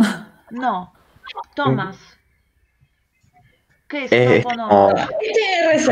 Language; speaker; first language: Spanish; non-native, fluent; Polish